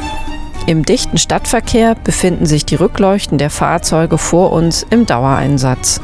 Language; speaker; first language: German; native; German